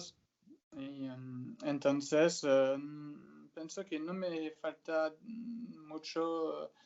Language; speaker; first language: Spanish; non-native, fluent; French